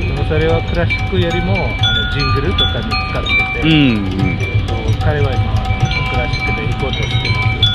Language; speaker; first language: Japanese; non-native, fluent; Marathi